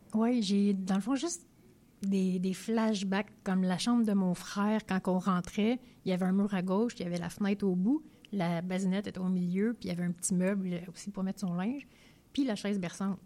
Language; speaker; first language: French; native; French